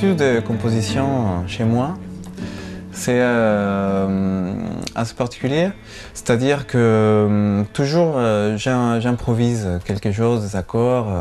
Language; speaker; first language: French; non-native, fluent; Spanish